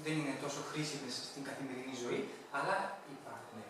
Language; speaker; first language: Greek; non-native, fluent; Spanish